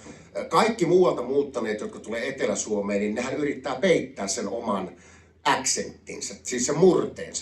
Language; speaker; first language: Finnish; native; Finnish